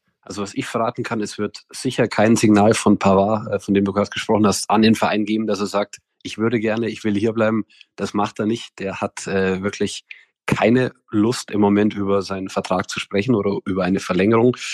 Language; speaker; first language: German; native; German